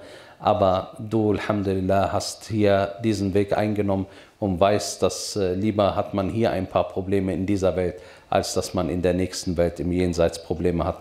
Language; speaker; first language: German; native; German